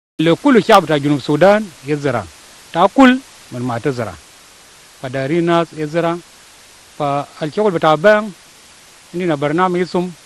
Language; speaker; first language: Arabic; non-native, local second language; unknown